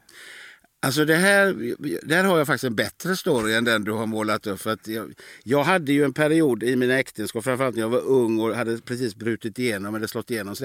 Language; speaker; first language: Swedish; native; Swedish